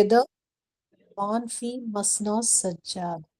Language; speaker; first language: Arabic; non-native, learner; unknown